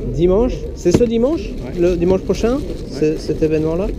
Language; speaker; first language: French; native; French